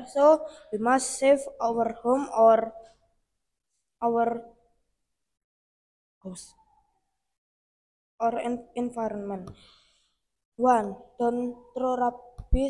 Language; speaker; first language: English; non-native, learner; Indonesian